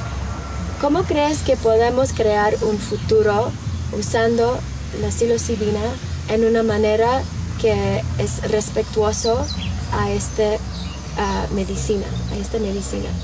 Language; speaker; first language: Spanish; early bilingual, heritage; Spanish